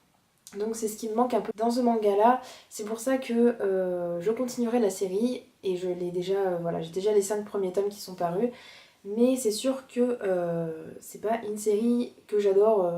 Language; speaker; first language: French; native; French